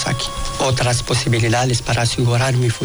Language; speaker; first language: Spanish; non-native, learner; Arabic